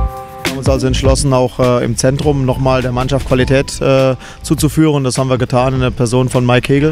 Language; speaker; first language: German; native; German